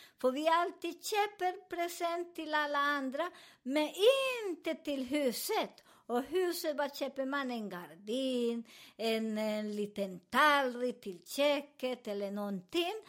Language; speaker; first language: Swedish; non-native, learner; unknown